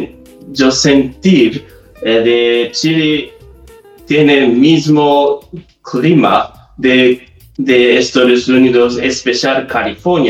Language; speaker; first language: Spanish; non-native, learner; Japanese